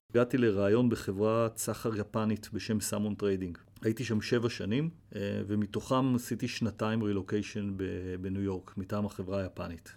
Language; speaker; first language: Hebrew; native; Hebrew